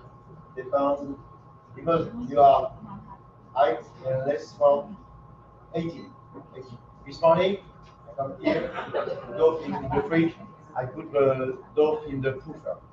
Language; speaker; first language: English; non-native, learner; French